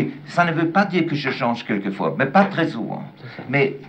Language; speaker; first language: French; non-native, learner; German